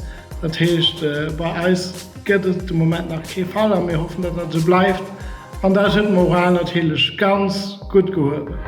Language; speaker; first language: German; non-native, local second language; Luxembourgish